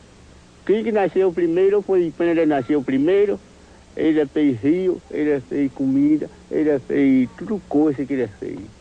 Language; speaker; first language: Portuguese; non-native, local second language; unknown